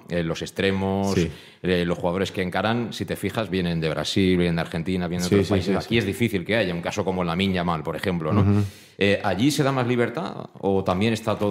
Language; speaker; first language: Spanish; native; Spanish